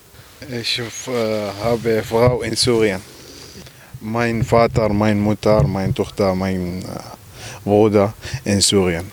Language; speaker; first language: German; non-native, learner; Arabic